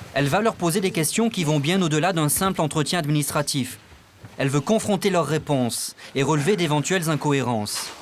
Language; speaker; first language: French; native; French